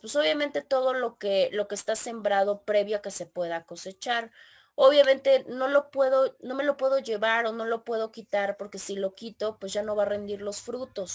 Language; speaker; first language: Spanish; native; Spanish